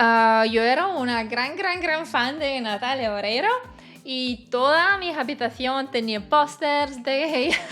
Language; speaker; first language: Spanish; non-native, learner; Belarusian